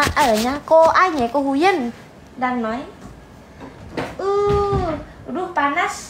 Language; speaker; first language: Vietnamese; non-native, learner; Indonesian